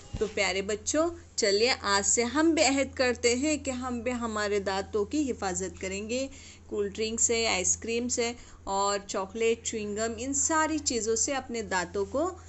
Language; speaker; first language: Hindi; non-native, local second language; Urdu